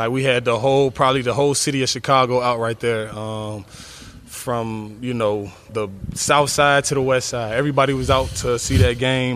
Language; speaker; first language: English; native; English